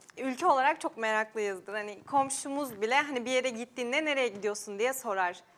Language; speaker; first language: Turkish; native; Turkish